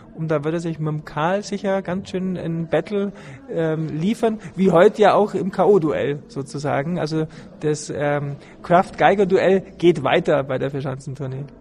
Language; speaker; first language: German; native; German